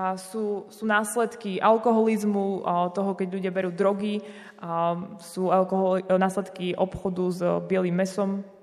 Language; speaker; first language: Slovak; native; Slovak